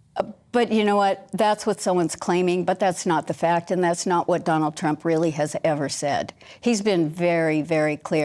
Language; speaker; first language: English; native; English